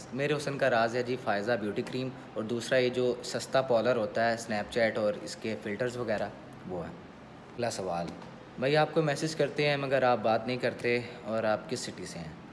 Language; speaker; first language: Urdu; native; Urdu